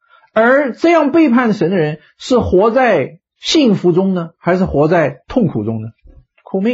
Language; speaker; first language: Chinese; native; Chinese